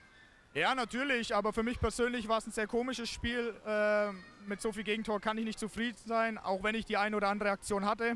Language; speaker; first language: German; native; German